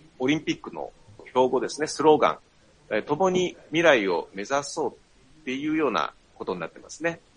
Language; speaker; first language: Japanese; native; Japanese